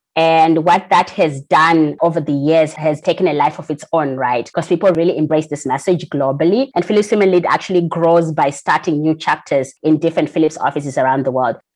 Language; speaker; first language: English; non-native, local second language; Shona